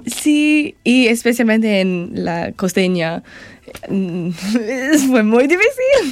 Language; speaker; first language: Spanish; non-native, learner; English